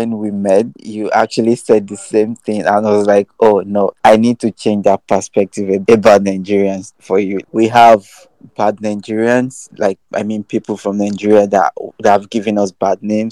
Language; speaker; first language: English; non-native, local second language; Yoruba